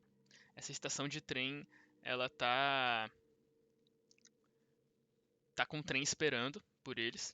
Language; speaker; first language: Portuguese; native; Portuguese